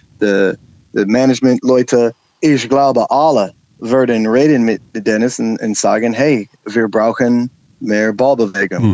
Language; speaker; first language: German; non-native, learner; English